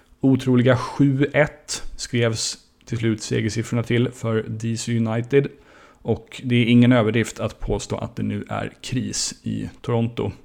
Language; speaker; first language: Swedish; native; Swedish